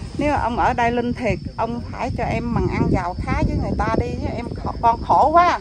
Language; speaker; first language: Vietnamese; non-native, local second language; Khmer